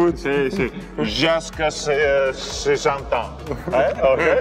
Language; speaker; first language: French; non-native, learner; Italian